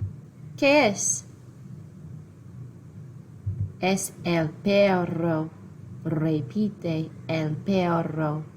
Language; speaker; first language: Spanish; non-native, fluent; English